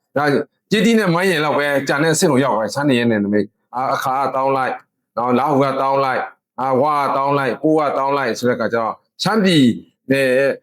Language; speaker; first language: Burmese; non-native, local second language; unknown